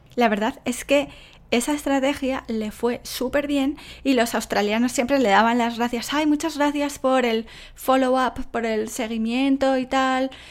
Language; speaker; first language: Spanish; native; Spanish